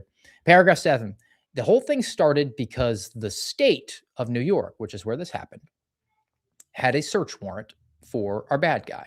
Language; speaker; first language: English; native; English